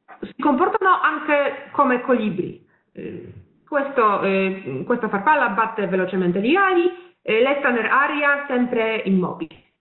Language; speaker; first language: Italian; non-native, fluent; Polish